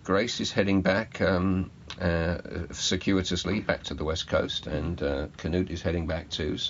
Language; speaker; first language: English; native; English